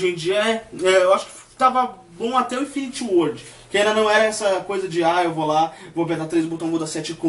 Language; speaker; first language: Portuguese; native; Portuguese